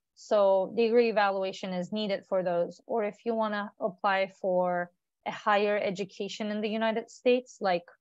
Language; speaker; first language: English; non-native, fluent; Turkish